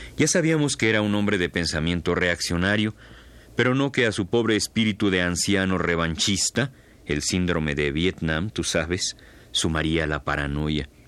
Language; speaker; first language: Spanish; native; Spanish